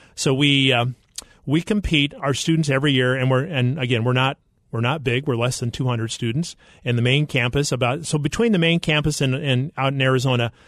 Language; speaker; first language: English; native; English